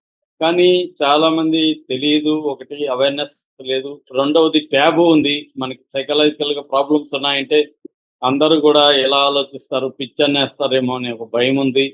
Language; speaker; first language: Telugu; native; Telugu